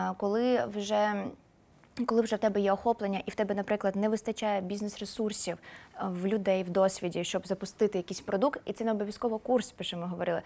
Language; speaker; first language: Ukrainian; non-native, local second language; Russian